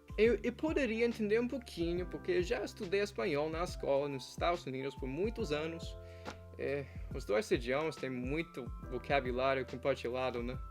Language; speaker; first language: Portuguese; non-native, fluent; English